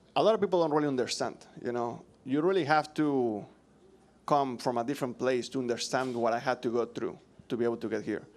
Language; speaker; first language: English; non-native, fluent; Spanish